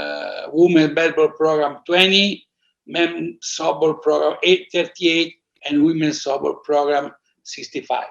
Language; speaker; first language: English; non-native, fluent; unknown